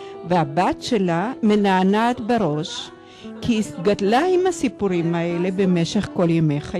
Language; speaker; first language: Hebrew; early bilingual, other home language; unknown